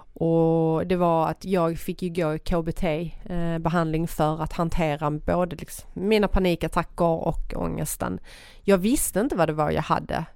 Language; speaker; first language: Swedish; early bilingual, other home language; Persian